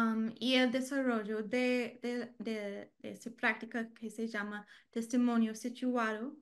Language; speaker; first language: Spanish; non-native, learner; English